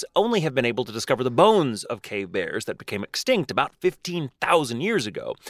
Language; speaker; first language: English; native; English